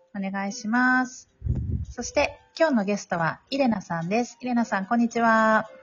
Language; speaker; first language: Japanese; early bilingual, heritage; Serbian